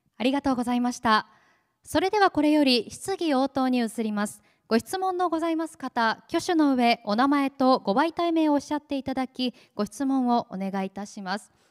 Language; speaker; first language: Japanese; native; Japanese